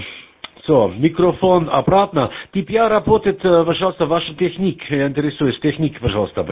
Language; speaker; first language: Russian; non-native, learner; German